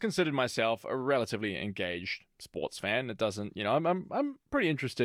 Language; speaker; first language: English; native; English